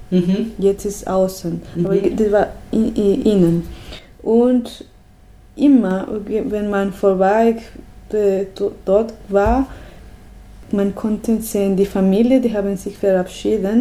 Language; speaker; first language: German; non-native, learner; Spanish